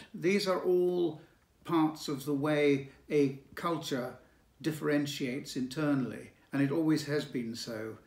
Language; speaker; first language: English; native; English